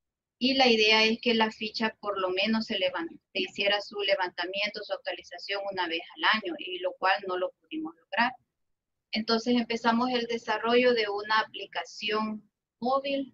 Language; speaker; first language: Spanish; native; Spanish